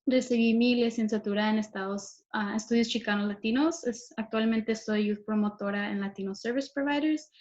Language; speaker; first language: Spanish; early bilingual, heritage; Spanish